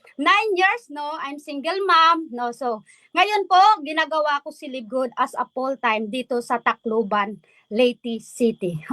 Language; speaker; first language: Filipino; non-native, local second language; Waray